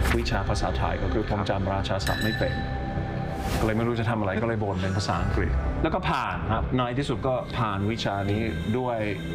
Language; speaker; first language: Thai; non-native, fluent; English